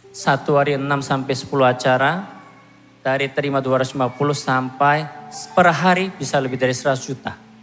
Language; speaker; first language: Indonesian; non-native, fluent; Korean